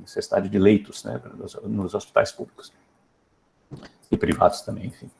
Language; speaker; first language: Portuguese; native; Portuguese